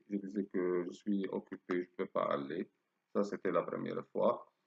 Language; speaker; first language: French; non-native, fluent; Arabic